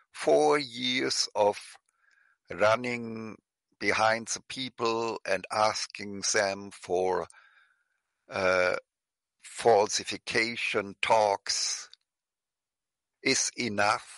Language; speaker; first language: English; non-native, fluent; German